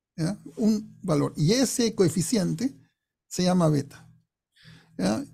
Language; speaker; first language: Spanish; non-native, fluent; English